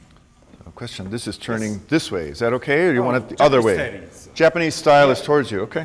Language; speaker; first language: English; native; English